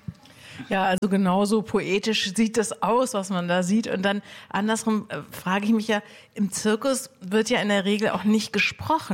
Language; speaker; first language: German; native; German